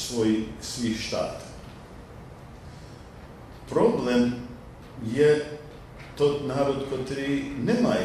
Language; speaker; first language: Polish; non-native, learner; English